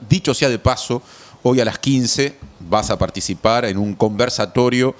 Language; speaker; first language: Spanish; native; Spanish